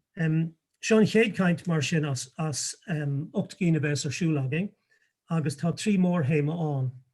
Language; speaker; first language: Irish; native; Irish